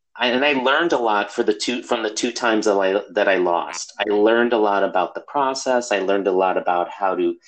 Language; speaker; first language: English; native; English